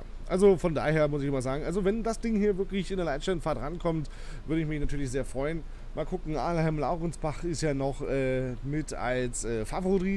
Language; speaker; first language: German; native; German